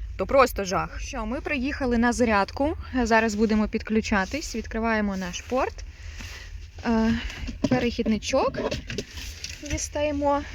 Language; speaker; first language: Ukrainian; non-native, local second language; Russian